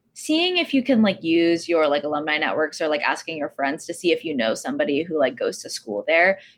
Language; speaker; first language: English; native; English